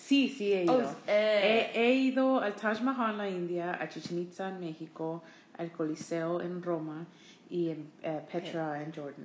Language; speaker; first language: Spanish; early bilingual, heritage; Spanish